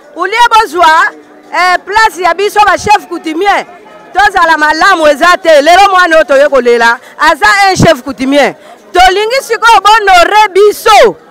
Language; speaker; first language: Lingala; non-native, local second language; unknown